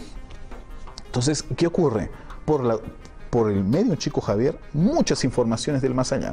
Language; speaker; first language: Spanish; native; Spanish